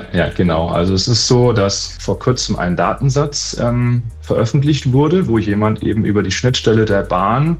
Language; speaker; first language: German; native; German